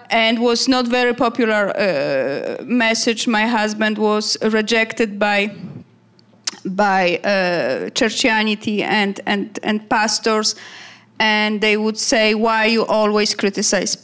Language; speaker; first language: English; non-native, fluent; Polish